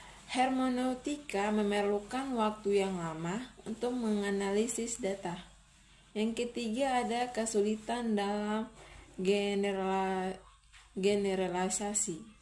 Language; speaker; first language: Indonesian; native; Indonesian